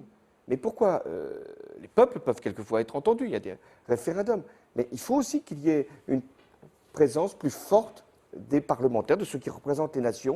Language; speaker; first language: French; native; French